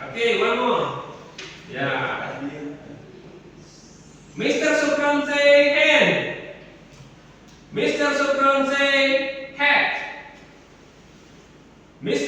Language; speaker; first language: English; non-native, learner; Indonesian